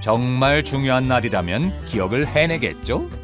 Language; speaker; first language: Korean; native; Korean